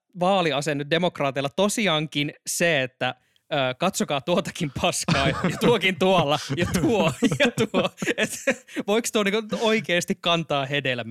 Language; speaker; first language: Finnish; native; Finnish